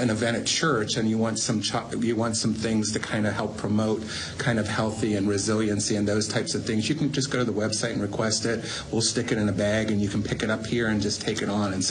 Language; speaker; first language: English; native; English